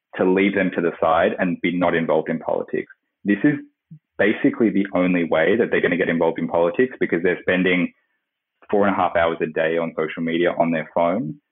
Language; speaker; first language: English; native; English